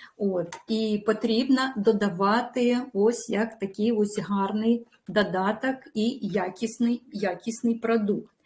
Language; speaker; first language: Ukrainian; non-native, local second language; Russian